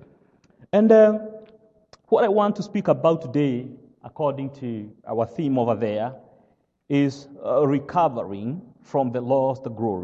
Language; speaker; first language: English; non-native, local second language; Kikuyu